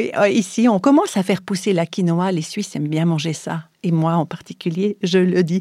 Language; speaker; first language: French; native; French